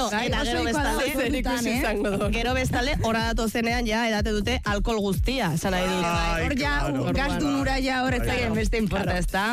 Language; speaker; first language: Basque; native; Basque